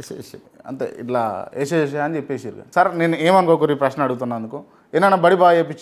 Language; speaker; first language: Telugu; native; Telugu